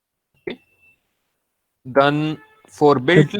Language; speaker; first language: German; non-native, fluent; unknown